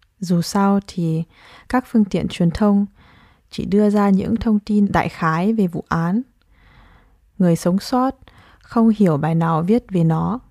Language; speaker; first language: Vietnamese; early bilingual, heritage; Vietnamese